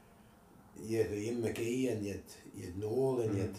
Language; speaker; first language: English; native; English